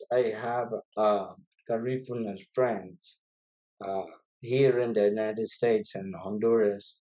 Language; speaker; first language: English; non-native, fluent; Spanish